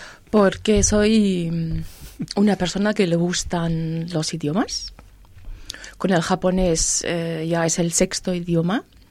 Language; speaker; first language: Spanish; non-native, fluent; German